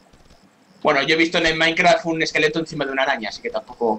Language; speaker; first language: Spanish; native; Spanish